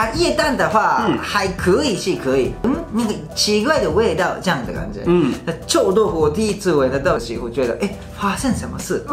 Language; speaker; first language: Chinese; non-native, fluent; Japanese